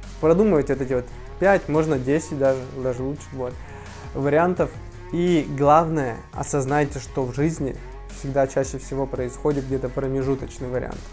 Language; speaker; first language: Russian; native; Russian